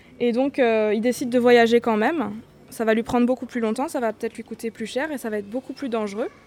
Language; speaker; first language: French; native; French